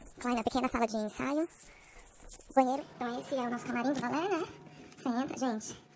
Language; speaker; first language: Portuguese; native; Portuguese